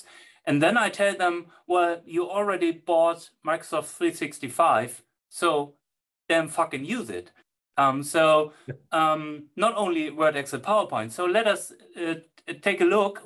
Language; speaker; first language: English; non-native, fluent; German